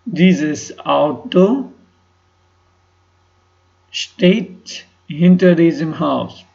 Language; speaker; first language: German; non-native, learner; Ukrainian